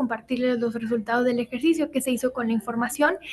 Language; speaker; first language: Spanish; native; Spanish